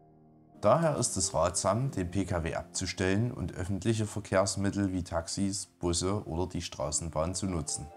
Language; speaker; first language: German; native; German